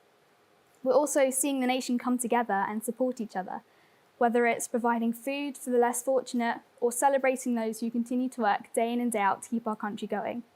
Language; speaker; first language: English; native; English